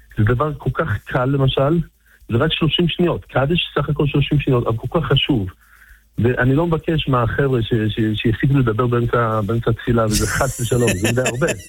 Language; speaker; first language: Hebrew; non-native, fluent; English